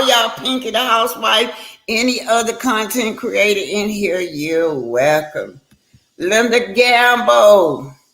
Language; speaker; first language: English; native; English